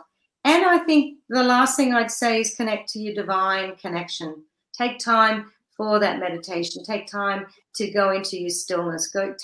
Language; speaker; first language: English; native; English